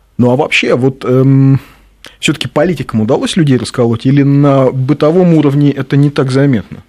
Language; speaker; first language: Russian; native; Russian